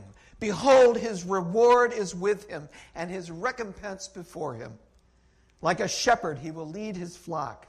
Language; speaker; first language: English; native; English